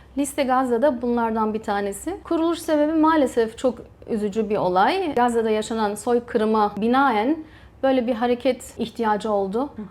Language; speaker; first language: Turkish; early bilingual, heritage; Turkish